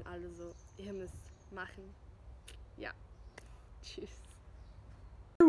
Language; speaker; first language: German; non-native, fluent; French